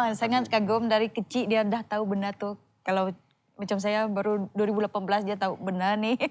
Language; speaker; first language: Malay; non-native, local second language; Iban